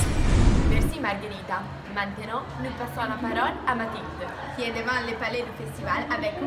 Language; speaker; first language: French; non-native, learner; Italian